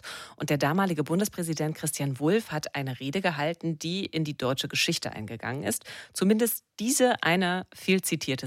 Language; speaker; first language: German; native; German